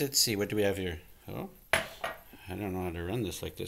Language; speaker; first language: English; native; English